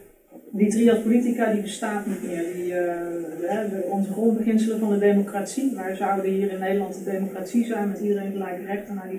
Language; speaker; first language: Dutch; native; Dutch